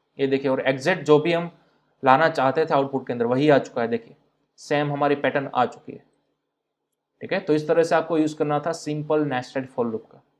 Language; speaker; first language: Hindi; non-native, local second language; Gujarati